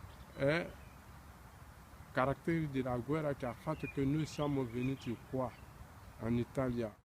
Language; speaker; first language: Italian; non-native, learner; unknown